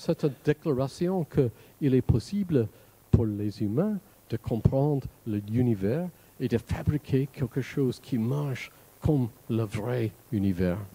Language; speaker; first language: French; non-native, fluent; English